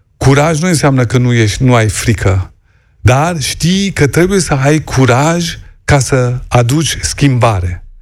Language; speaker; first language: Romanian; non-native, fluent; Persian